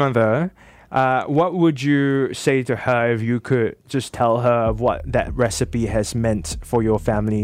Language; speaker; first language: English; native; English